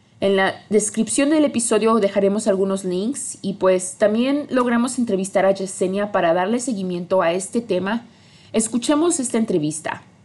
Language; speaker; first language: Spanish; early bilingual, heritage; Spanish